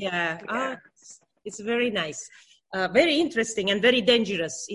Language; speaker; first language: English; non-native, learner; Russian